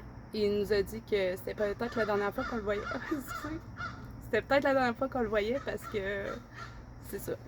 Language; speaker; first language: French; native; French